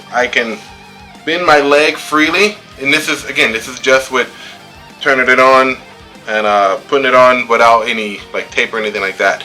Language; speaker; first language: English; native; English